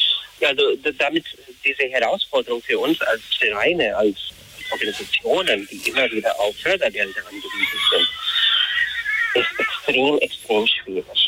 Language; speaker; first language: German; non-native, fluent; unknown